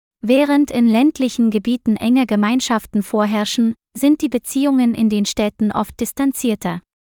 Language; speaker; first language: German; non-native, learner; Vietnamese